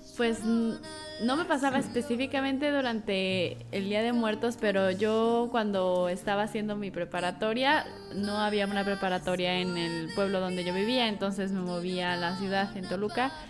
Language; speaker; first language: Spanish; native; Spanish